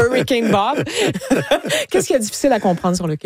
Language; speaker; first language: French; native; French